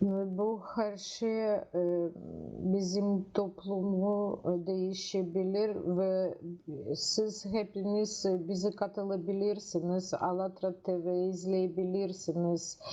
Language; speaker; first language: Turkish; non-native, learner; Russian